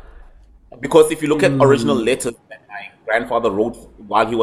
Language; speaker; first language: English; native; English